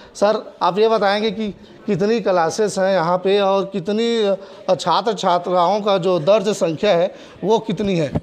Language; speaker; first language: Hindi; non-native, local second language; Chhattisgarhi